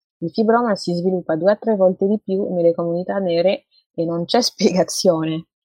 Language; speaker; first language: Italian; early bilingual, other home language; Tigrinya